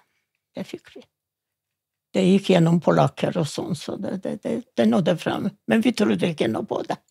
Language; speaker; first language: Norwegian; non-native, fluent; Yiddish